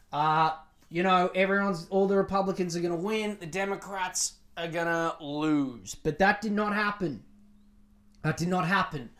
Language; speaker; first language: English; native; English